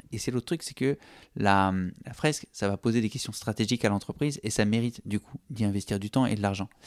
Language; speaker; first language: French; native; French